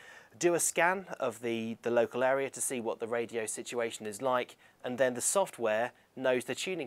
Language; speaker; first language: English; native; English